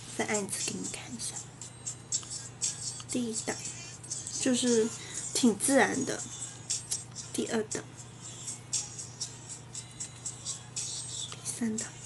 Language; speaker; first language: Chinese; native; Chinese